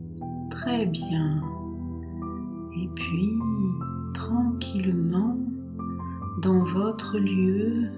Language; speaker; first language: French; native; French